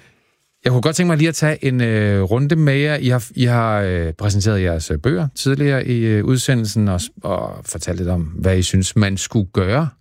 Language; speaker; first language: Danish; native; Danish